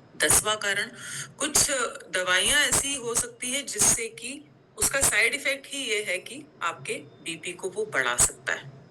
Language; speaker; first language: Hindi; non-native, local second language; Gujarati